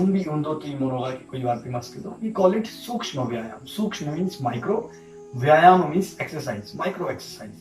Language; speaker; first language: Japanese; non-native, fluent; Hindi